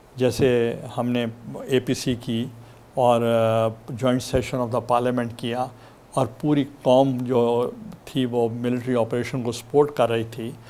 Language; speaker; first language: Urdu; non-native, local second language; Saraiki